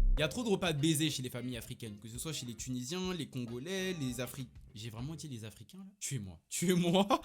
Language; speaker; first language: French; early bilingual, other home language; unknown